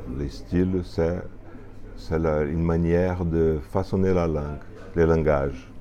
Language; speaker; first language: French; non-native, fluent; Portuguese